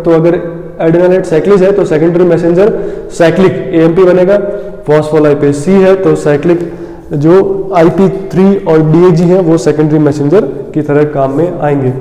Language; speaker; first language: Hindi; native; Hindi